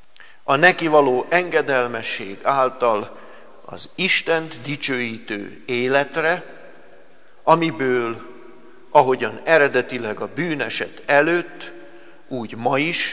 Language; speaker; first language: Hungarian; native; Hungarian